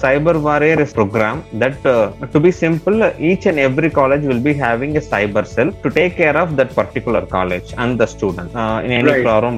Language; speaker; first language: English; non-native, local second language; Tamil